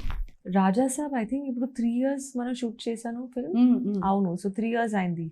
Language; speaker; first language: Telugu; non-native, learner; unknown